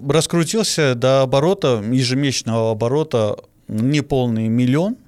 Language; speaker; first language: Russian; non-native, fluent; Armenian